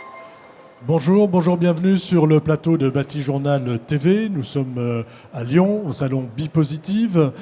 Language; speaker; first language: French; native; French